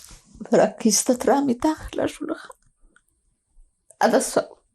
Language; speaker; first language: Hebrew; non-native, fluent; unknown